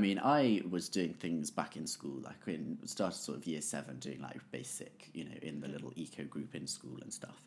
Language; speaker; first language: English; native; English